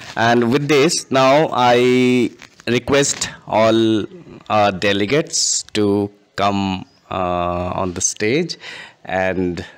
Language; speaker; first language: English; non-native, local second language; Bangla